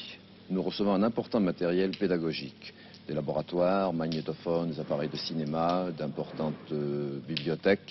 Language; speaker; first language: French; native; French